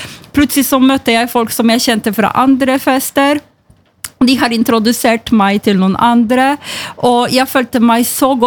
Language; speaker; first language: Norwegian; non-native, fluent; Polish